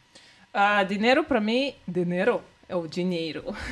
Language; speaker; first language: Portuguese; non-native, fluent; Russian